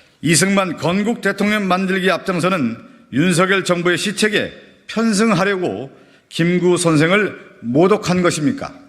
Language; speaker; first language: Korean; native; Korean